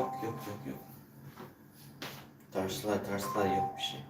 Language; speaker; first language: Turkish; non-native, learner; Filipino